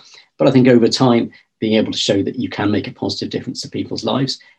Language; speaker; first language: English; native; English